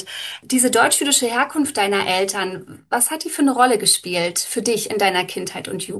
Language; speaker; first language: German; native; German